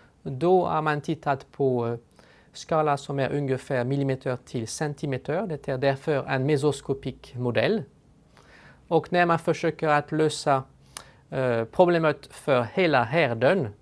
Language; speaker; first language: Swedish; non-native, fluent; French